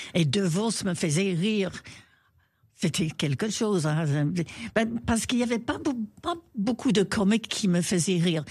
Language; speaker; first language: French; non-native, fluent; English